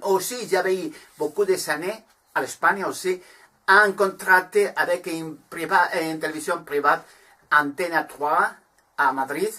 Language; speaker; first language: French; non-native, learner; Spanish